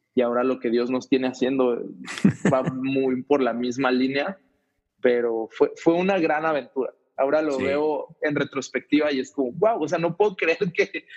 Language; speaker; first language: Spanish; native; Spanish